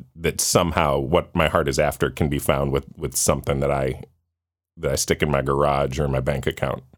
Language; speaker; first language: English; native; English